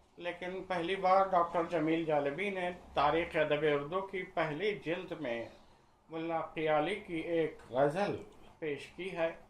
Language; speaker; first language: Urdu; native; Urdu